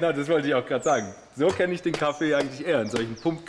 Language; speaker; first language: German; native; German